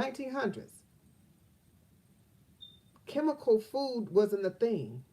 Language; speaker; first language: English; native; English